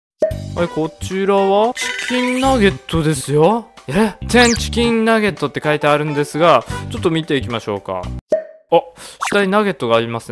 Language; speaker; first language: Japanese; native; Japanese